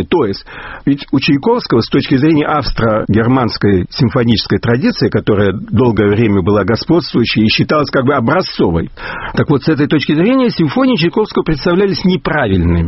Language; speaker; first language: Russian; native; Russian